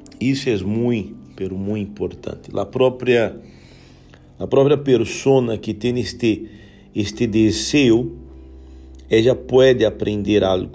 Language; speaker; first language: Portuguese; non-native, learner; Spanish